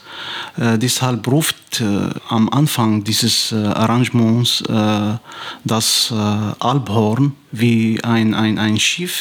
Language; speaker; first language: German; non-native, fluent; Arabic